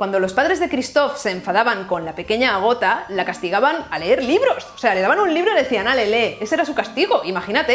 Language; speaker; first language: Spanish; native; Spanish